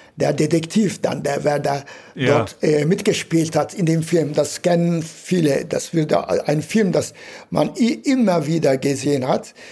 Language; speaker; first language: German; non-native, fluent; Turkish